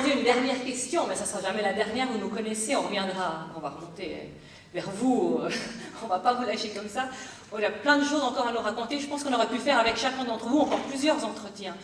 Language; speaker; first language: French; native; French